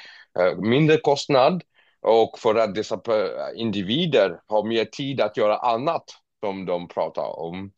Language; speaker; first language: Swedish; non-native, fluent; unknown